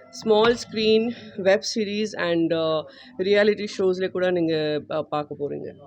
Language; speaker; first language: Tamil; non-native, learner; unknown